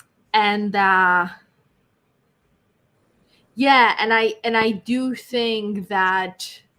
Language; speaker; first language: English; native; English